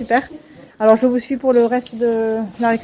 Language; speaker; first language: French; native; French